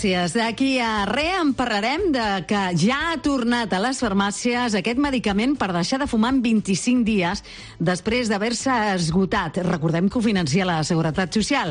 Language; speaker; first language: Catalan; native; Catalan